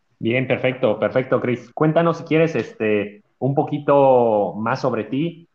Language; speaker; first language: Spanish; native; Spanish